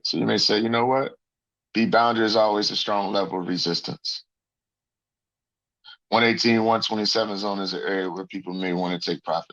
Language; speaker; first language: English; native; English